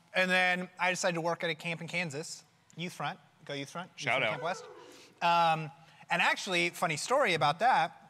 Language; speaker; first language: English; native; English